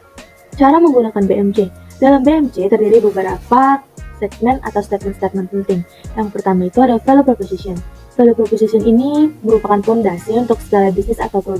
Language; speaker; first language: Indonesian; native; Indonesian